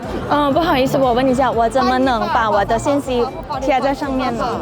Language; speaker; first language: Chinese; non-native, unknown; Thai